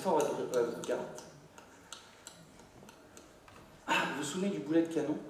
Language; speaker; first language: French; native; French